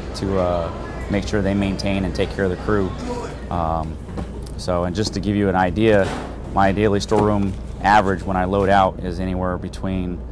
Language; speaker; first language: English; native; English